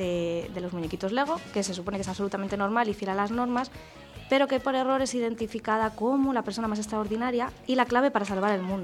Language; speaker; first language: Spanish; native; Spanish